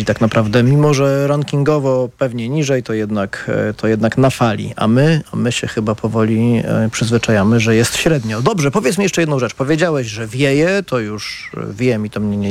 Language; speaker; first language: Polish; native; Polish